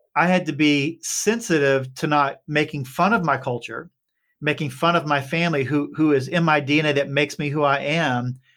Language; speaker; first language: English; native; English